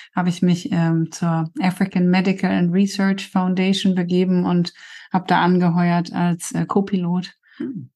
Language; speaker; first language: German; native; German